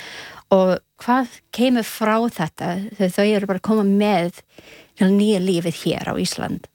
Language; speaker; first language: Icelandic; non-native, learner; English